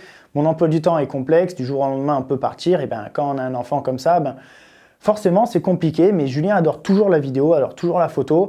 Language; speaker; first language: French; native; French